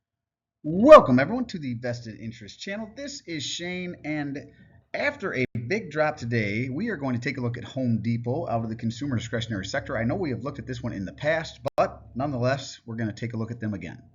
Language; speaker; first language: English; native; English